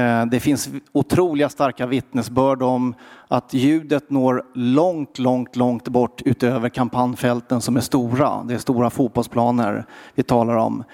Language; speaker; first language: Swedish; native; Swedish